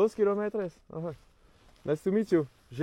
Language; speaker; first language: English; non-native, learner; French